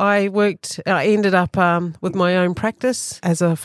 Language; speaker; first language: English; native; English